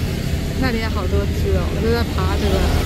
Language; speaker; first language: Chinese; non-native, learner; Japanese